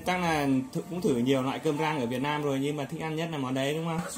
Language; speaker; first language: Vietnamese; native; Vietnamese